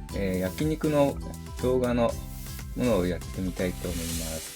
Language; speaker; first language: Japanese; native; Japanese